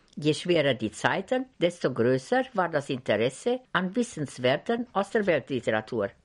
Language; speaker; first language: German; native; German